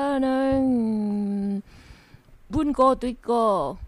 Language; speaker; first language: Korean; non-native, learner; Vietnamese